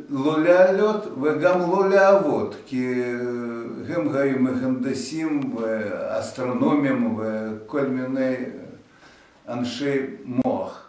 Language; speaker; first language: Hebrew; non-native, fluent; Russian